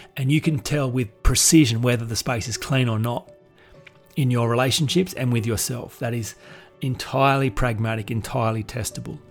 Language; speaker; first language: English; native; English